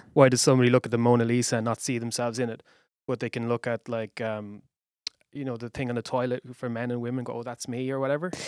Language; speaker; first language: English; native; English